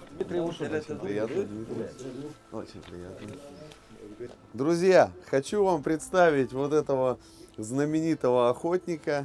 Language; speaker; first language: Russian; native; Russian